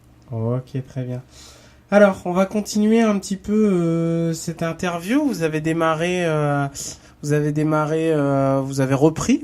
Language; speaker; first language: French; native; French